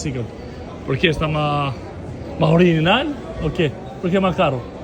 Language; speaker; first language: Spanish; non-native, learner; Albanian